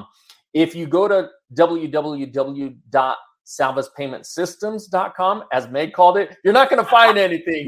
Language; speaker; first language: English; native; English